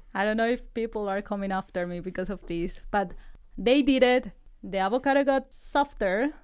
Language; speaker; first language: English; non-native, fluent; Spanish